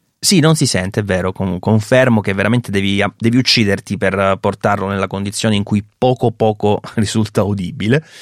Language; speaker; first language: Italian; native; Italian